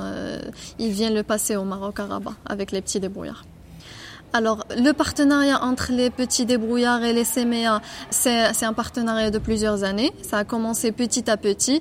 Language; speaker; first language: French; non-native, local second language; Arabic